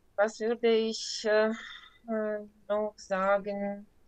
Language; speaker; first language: German; non-native, learner; Ukrainian